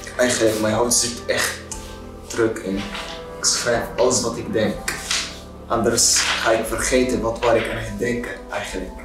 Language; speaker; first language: Dutch; non-native, learner; Arabic